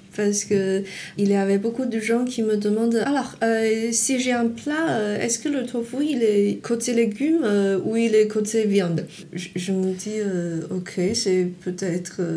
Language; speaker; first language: French; non-native, fluent; Chinese